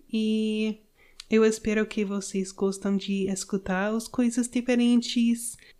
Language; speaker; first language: Portuguese; non-native, learner; English